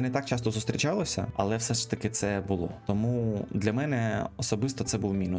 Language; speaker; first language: Ukrainian; native; Ukrainian